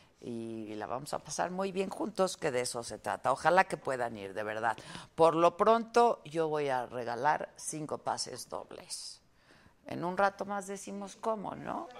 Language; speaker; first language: Spanish; native; Spanish